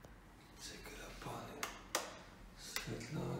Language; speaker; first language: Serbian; early bilingual, heritage; Serbian